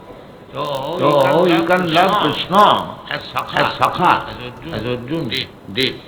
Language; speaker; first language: English; non-native, local second language; Bangla